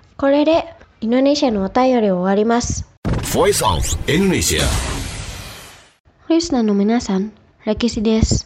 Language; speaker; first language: Japanese; non-native, fluent; Indonesian